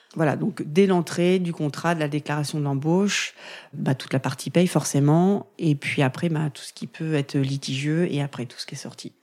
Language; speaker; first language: French; native; French